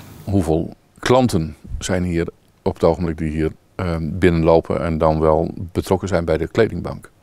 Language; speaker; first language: Dutch; native; Dutch